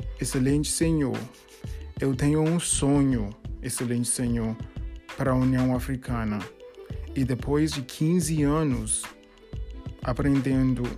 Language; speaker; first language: Portuguese; non-native, learner; English